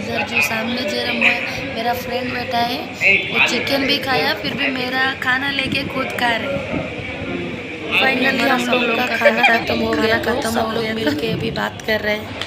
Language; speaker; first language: Hindi; non-native, local second language; Odia